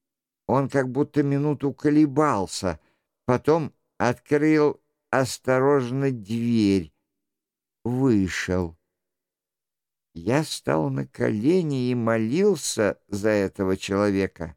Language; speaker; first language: Russian; native; Russian